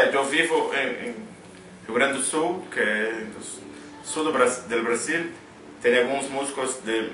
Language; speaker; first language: Spanish; non-native, learner; Portuguese